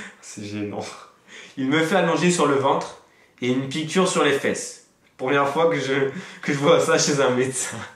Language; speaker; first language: French; native; French